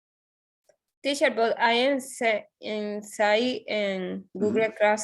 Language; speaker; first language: English; non-native, learner; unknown